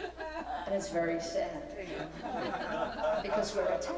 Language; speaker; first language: English; native; English